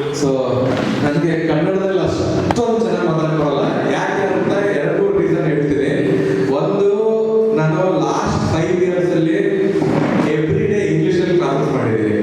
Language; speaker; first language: Kannada; non-native, local second language; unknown